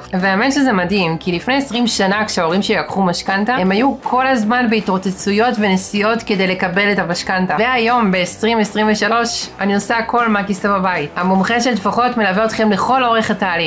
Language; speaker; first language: Hebrew; native; Hebrew